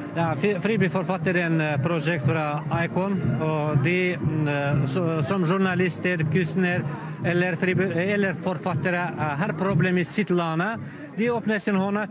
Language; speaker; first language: Norwegian; non-native, learner; Azerbaijani